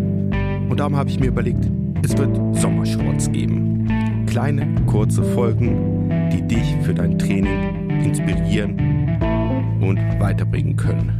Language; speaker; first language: German; native; German